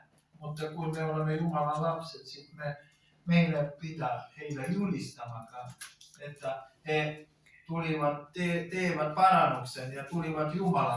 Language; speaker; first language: Finnish; non-native, learner; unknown